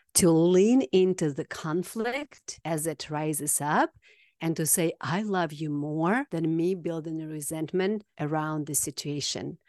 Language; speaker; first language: English; non-native, fluent; Russian